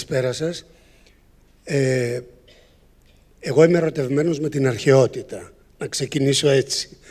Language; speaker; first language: Greek; native; Greek